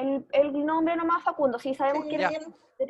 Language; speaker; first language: Spanish; native; Spanish